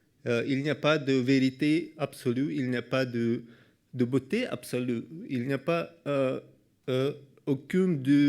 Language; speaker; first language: French; non-native, learner; Russian